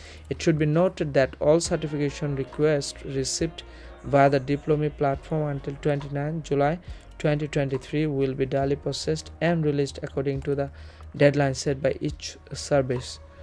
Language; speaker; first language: English; non-native, local second language; Bangla